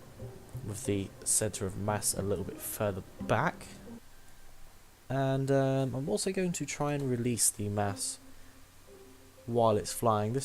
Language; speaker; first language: English; native; English